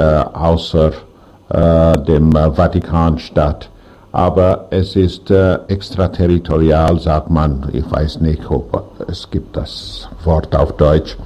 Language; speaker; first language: German; non-native, learner; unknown